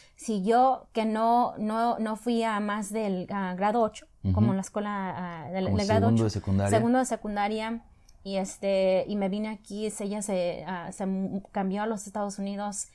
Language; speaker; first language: Spanish; early bilingual, other home language; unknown